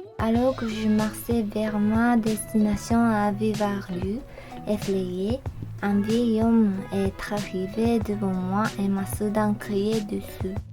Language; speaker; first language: French; non-native, learner; Japanese